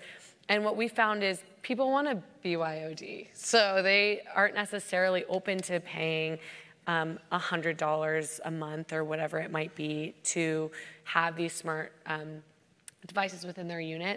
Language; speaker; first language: English; native; English